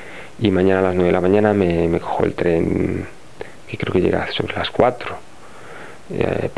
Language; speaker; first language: Spanish; native; Spanish